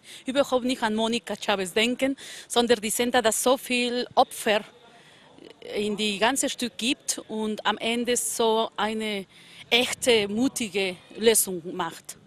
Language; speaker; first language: German; non-native, fluent; Spanish